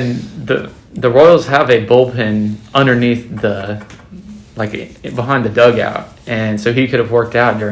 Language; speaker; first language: English; native; English